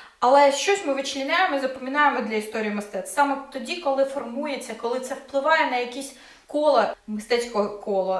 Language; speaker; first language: Ukrainian; non-native, local second language; Russian